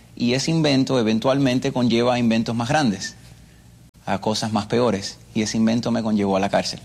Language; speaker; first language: Spanish; early bilingual, other home language; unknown